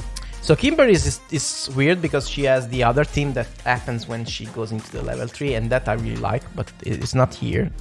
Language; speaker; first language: English; non-native, fluent; Italian